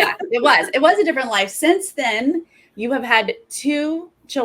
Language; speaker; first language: English; native; English